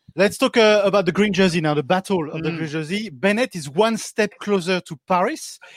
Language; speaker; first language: English; non-native, fluent; French